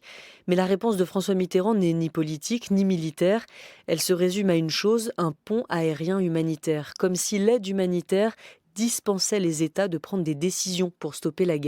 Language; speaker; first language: French; native; French